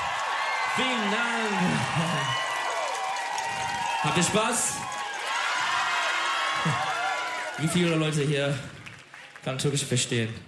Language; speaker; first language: German; non-native, learner; Turkish